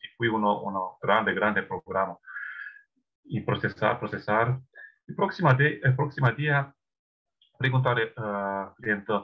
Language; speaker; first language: Spanish; non-native, learner; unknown